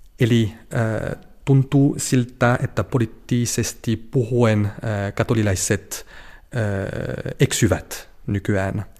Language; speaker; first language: Finnish; non-native, fluent; French